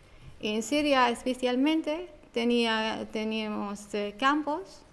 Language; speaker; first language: Spanish; non-native, learner; Arabic